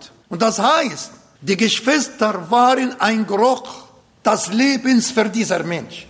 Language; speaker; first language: German; non-native, fluent; Arabic